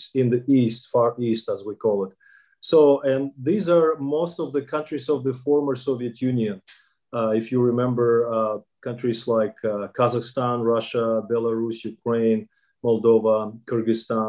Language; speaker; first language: English; non-native, fluent; Kazakh